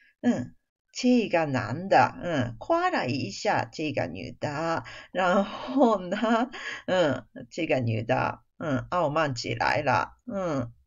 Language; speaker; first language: Chinese; non-native, fluent; Japanese